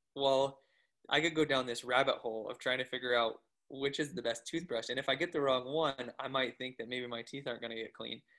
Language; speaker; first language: English; native; English